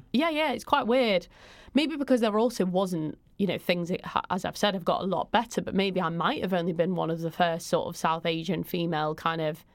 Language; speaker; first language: English; native; English